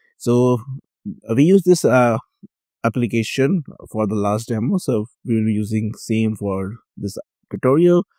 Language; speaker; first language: English; non-native, local second language; Urdu